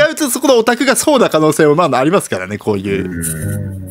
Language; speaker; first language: Japanese; native; Japanese